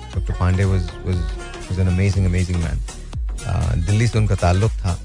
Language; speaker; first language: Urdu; native; Urdu